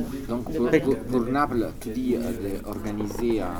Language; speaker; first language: French; non-native, learner; Italian